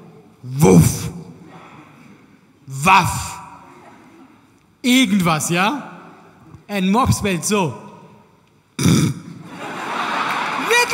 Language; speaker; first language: German; native; German